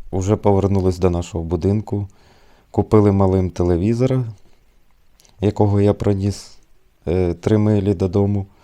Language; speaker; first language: Ukrainian; native; Ukrainian